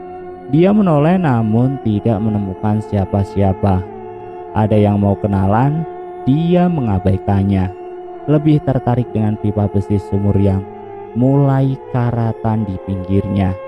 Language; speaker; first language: Indonesian; native; Indonesian